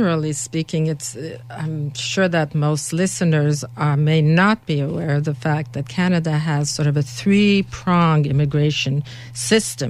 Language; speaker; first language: English; native; English